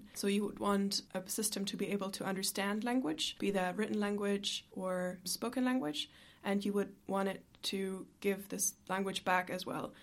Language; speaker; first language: English; non-native, fluent; German